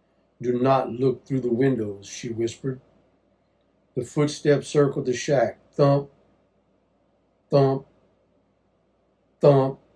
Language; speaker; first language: English; native; English